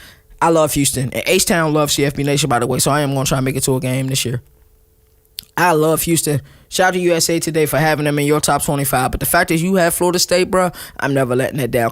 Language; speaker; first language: English; native; English